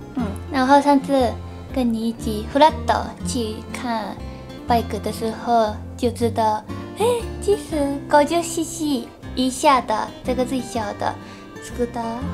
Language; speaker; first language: Chinese; non-native, fluent; Japanese